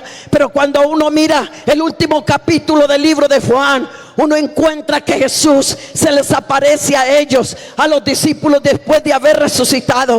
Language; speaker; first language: Spanish; native; Spanish